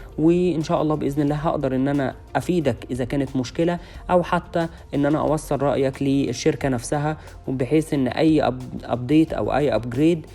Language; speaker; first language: Arabic; native; Arabic